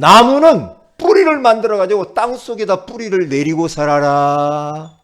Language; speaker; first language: Korean; native; Korean